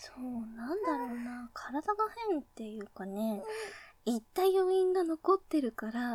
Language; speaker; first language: Japanese; native; Japanese